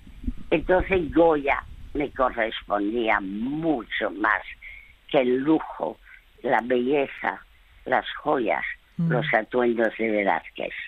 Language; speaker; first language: Spanish; early bilingual, other home language; French